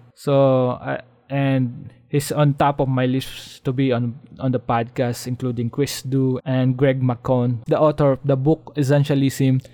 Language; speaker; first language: English; non-native, local second language; Filipino